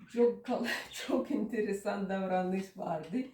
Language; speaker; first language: Turkish; non-native, learner; Russian